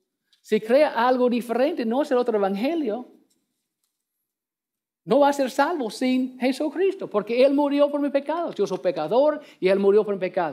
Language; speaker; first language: Spanish; non-native, learner; English